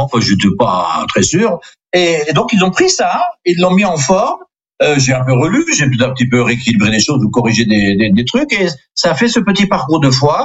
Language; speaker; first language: French; non-native, local second language; Swiss German